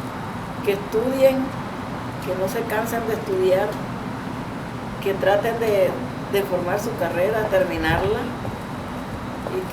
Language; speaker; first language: Spanish; native; Spanish